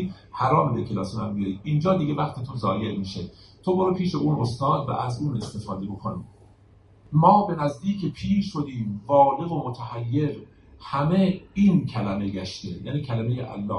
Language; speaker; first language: Persian; native; Persian